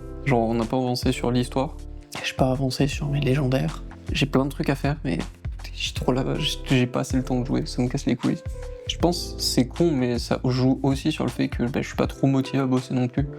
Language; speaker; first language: French; native; French